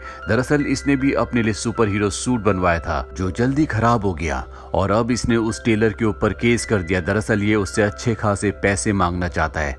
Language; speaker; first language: Hindi; native; Hindi